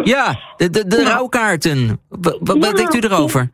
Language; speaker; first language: Dutch; native; Dutch